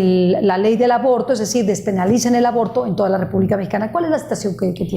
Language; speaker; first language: Spanish; native; Spanish